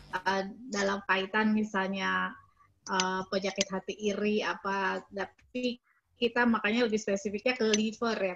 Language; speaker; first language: Indonesian; native; Indonesian